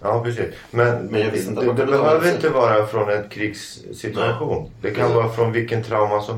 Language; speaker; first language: Swedish; non-native, fluent; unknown